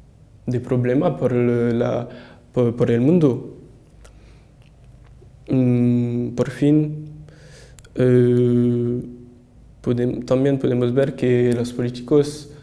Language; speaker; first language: Spanish; non-native, learner; French